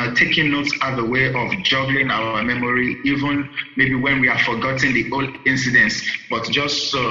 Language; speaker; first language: English; non-native, local second language; Yoruba